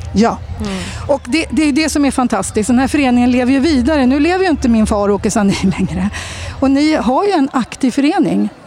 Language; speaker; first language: Swedish; native; Swedish